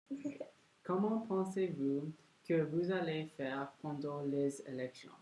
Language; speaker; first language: French; non-native, learner; English